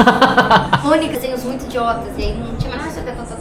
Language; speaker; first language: Portuguese; native; Portuguese